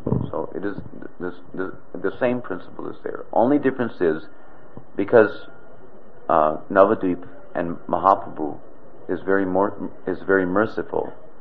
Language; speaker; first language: English; native; English